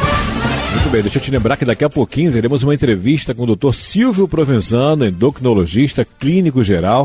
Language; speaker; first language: Portuguese; native; Portuguese